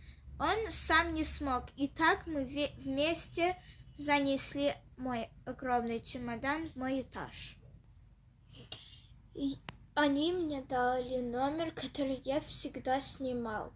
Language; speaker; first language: Russian; early bilingual, heritage; Russian